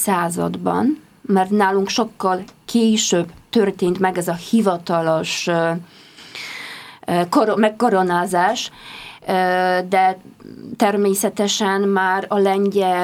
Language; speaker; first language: Hungarian; non-native, fluent; Polish